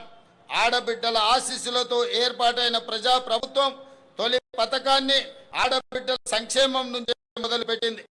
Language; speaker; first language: Telugu; native; Telugu